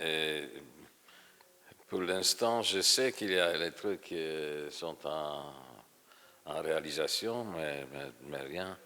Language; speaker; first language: French; non-native, fluent; Polish